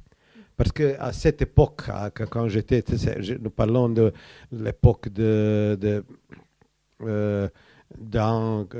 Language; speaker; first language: French; non-native, learner; Croatian